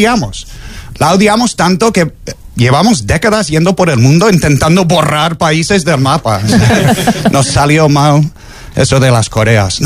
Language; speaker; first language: Spanish; non-native, fluent; English